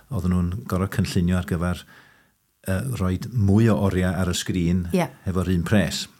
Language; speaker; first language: Welsh; early bilingual, heritage; Welsh